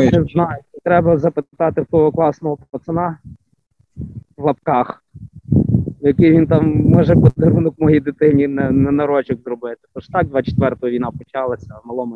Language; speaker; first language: Ukrainian; native; Ukrainian